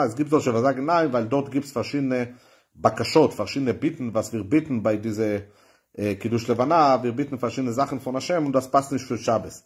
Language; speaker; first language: German; non-native, fluent; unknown